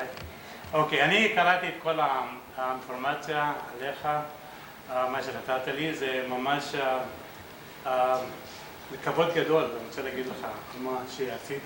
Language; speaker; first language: Hebrew; early bilingual, other home language; Arabic